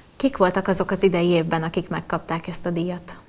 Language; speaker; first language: Hungarian; native; Hungarian